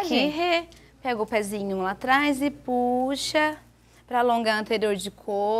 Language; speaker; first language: Portuguese; native; Portuguese